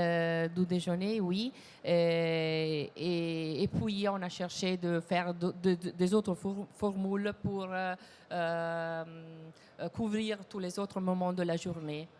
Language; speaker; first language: French; non-native, fluent; Italian